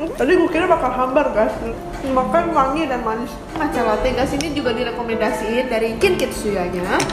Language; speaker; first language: Indonesian; native; Indonesian